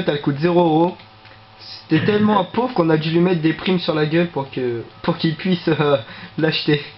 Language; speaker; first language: French; native; French